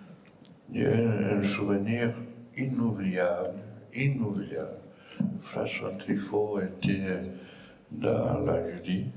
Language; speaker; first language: French; non-native, fluent; Spanish